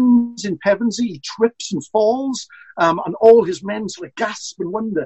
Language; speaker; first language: English; native; English